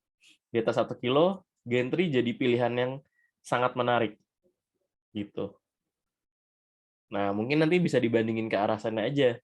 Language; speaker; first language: Indonesian; native; Indonesian